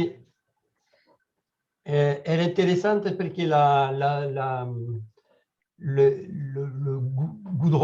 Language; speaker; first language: Italian; non-native, learner; French